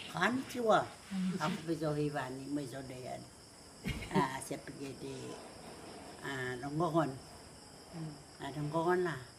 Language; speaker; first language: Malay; non-native, local second language; Central Dusun